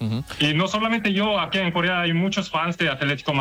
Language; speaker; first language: Spanish; non-native, fluent; Korean